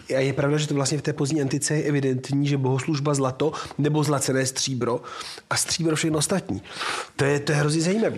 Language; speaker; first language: Czech; non-native, fluent; Italian